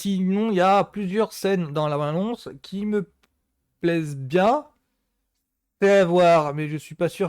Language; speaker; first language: French; native; French